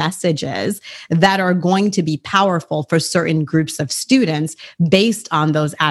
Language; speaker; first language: English; early bilingual, other home language; Haitian Creole